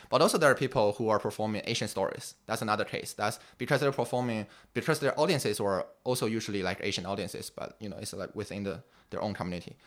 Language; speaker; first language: English; non-native, fluent; Chinese